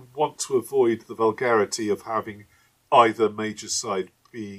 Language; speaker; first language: English; native; English